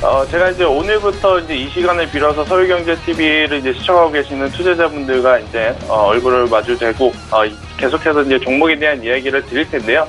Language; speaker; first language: Korean; native; Korean